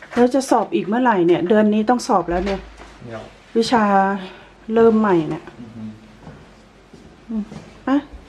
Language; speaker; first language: Thai; native; Thai